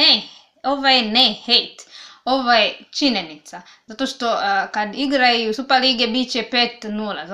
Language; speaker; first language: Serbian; non-native, learner; English